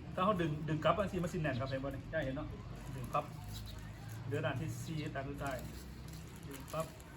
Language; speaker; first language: Thai; native; Thai